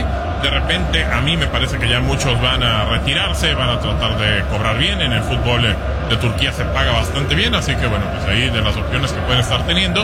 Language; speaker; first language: Spanish; native; Spanish